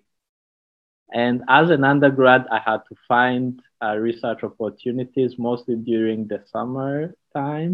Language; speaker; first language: English; non-native, local second language; Kinyarwanda